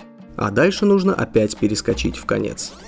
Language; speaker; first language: Russian; native; Russian